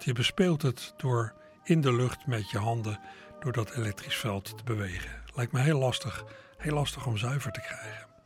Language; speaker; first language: Dutch; native; Dutch